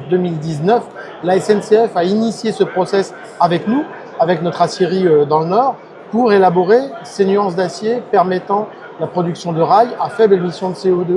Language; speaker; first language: French; native; French